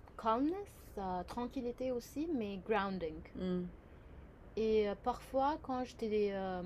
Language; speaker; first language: French; non-native, fluent; Arabic